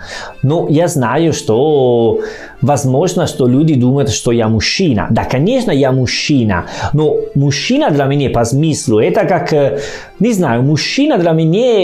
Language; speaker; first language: Russian; non-native, fluent; Italian